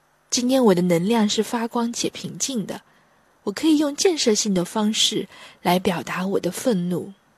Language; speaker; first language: Chinese; native; Chinese